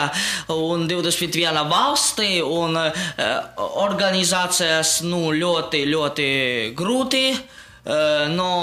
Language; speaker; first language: Latvian; non-native, local second language; Russian